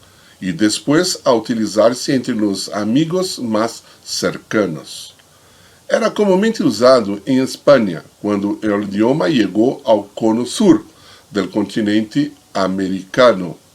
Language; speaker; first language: Spanish; non-native, fluent; Portuguese